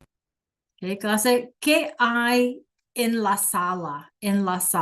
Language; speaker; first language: Spanish; non-native, fluent; English